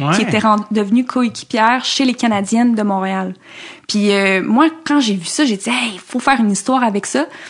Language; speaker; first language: French; native; French